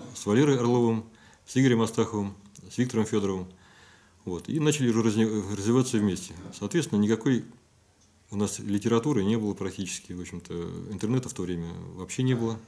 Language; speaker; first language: Russian; native; Russian